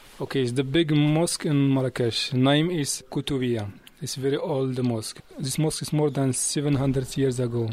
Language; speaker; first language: English; non-native, learner; Arabic